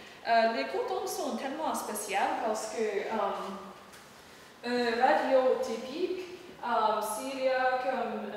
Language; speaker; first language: French; non-native, learner; English